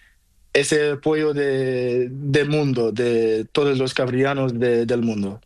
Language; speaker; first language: Spanish; non-native, learner; Portuguese